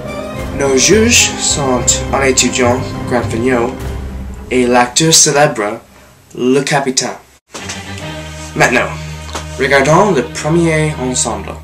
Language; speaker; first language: French; non-native, learner; English